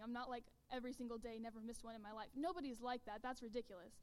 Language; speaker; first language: English; native; English